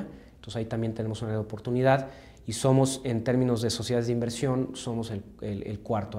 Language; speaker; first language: Spanish; native; Spanish